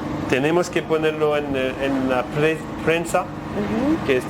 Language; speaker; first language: Spanish; non-native, learner; French